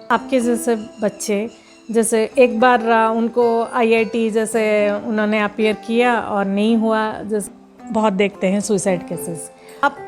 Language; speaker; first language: Hindi; non-native, local second language; Odia